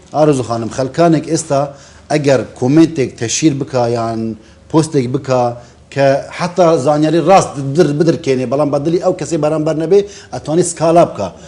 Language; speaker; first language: Central Kurdish; non-native, local second language; Kurdish